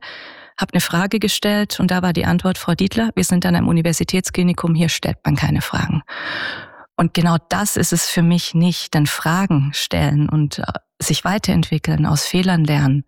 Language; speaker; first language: German; native; German